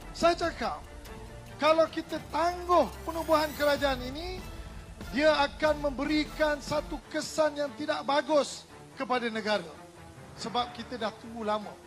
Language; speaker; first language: Malay; native; Malay